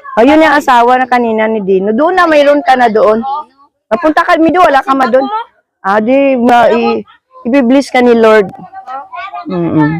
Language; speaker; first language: Filipino; non-native, local second language; Hiligaynon